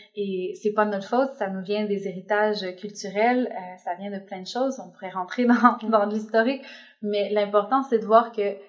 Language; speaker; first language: French; native; French